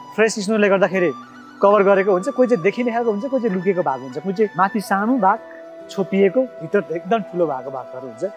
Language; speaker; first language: Nepali; non-native, local second language; Sherpa